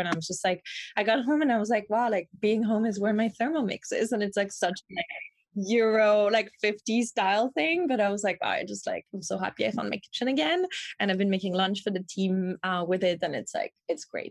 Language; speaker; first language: English; non-native, fluent; French